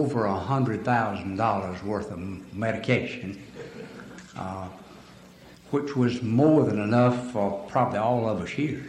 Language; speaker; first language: English; native; English